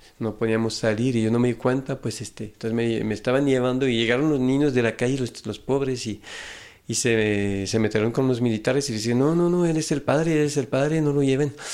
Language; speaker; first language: Spanish; non-native, fluent; French